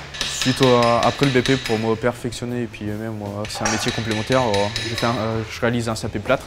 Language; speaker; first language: French; early bilingual, other home language; Romanian